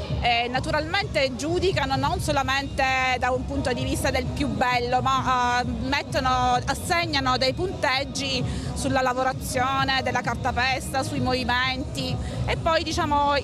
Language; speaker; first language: Italian; native; Italian